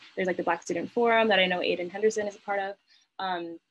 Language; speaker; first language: English; native; English